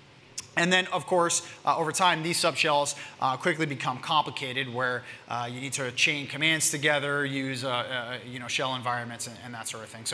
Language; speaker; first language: English; native; English